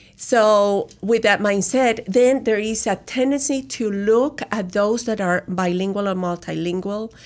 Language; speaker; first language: English; non-native, fluent; Spanish